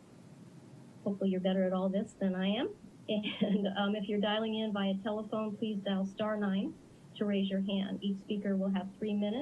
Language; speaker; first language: English; native; English